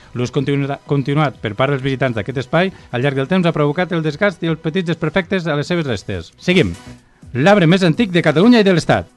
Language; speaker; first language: Catalan; native; Catalan